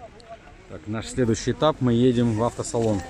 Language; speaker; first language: Russian; native; Russian